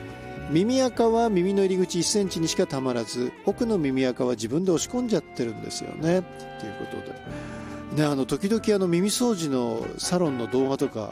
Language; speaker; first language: Japanese; native; Japanese